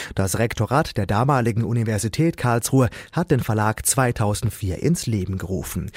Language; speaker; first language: German; native; German